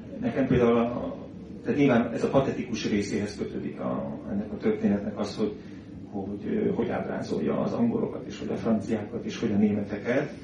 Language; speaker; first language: Hungarian; native; Hungarian